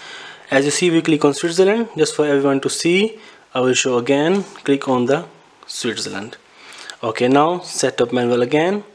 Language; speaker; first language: English; non-native, fluent; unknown